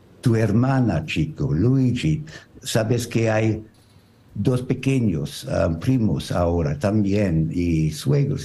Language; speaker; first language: Spanish; non-native, learner; French